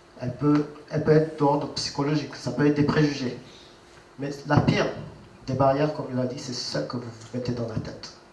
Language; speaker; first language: French; non-native, local second language; Wolof